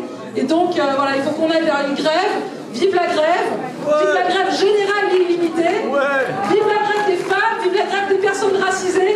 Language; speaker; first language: French; native; French